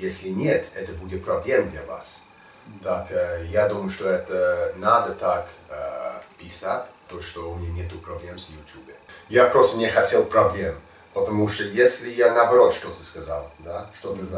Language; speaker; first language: Russian; non-native, learner; English